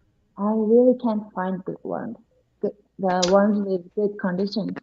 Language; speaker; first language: English; non-native, learner; Japanese